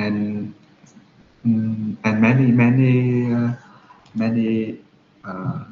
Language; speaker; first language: English; non-native, learner; Vietnamese